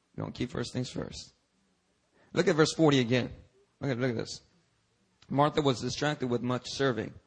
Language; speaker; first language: English; early bilingual, other home language; Korean